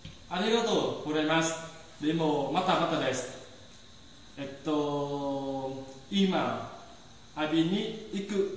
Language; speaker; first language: Japanese; non-native, learner; Vietnamese